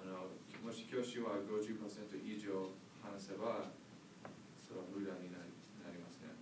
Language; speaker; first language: Japanese; non-native, learner; English